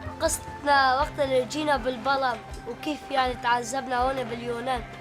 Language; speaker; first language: Arabic; native; Arabic